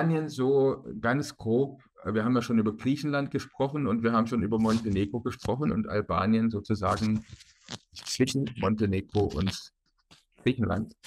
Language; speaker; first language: German; native; German